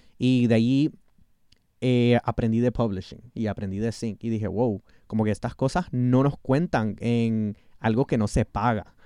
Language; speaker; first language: Spanish; early bilingual, heritage; Spanish